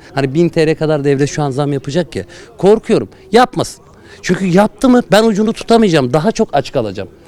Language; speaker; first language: Turkish; native; Turkish